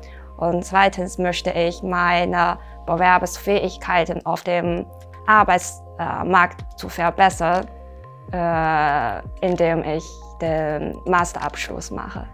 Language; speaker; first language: German; non-native, fluent; Chinese